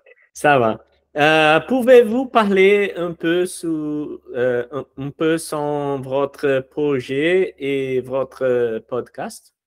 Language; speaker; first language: French; non-native, learner; Portuguese